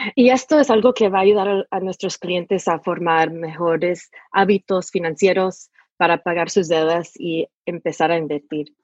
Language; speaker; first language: Spanish; early bilingual, heritage; Spanish